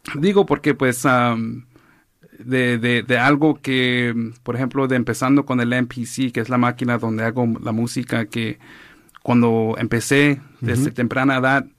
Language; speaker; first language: Spanish; early bilingual, heritage; Spanish